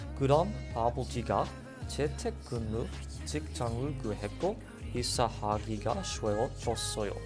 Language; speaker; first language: Korean; non-native, learner; English